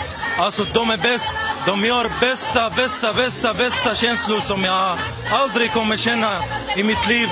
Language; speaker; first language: Swedish; non-native, learner; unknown